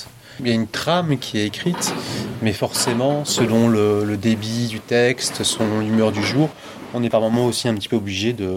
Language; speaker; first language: French; native; French